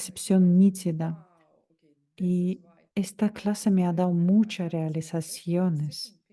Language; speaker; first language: Spanish; non-native, fluent; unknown